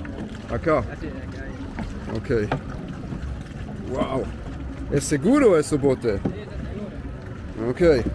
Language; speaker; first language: Spanish; non-native, learner; English